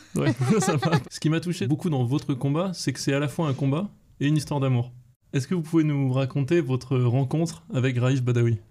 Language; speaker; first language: French; native; French